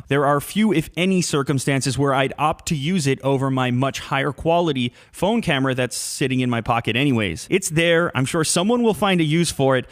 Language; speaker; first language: English; native; English